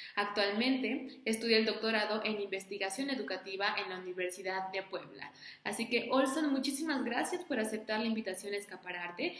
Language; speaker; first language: Spanish; native; Spanish